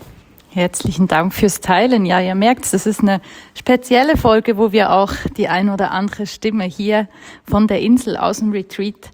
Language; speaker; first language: German; native; German